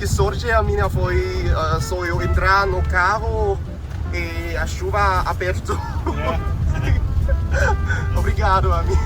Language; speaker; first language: Portuguese; non-native, learner; Chinese